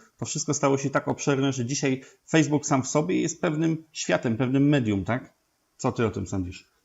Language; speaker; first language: Polish; native; Polish